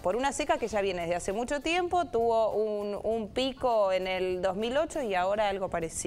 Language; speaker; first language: Spanish; native; Spanish